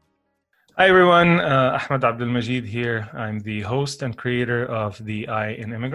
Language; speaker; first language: English; non-native, fluent; Arabic